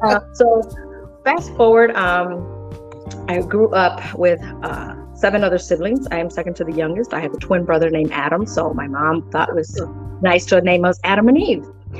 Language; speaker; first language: English; early bilingual, other home language; Spanish